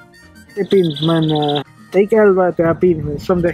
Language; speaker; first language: Danish; non-native, learner; Swahili